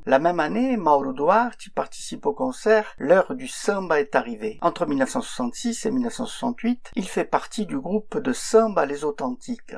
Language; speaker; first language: French; native; French